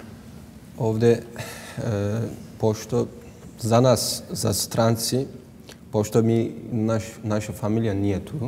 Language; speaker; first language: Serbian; non-native, learner; Turkish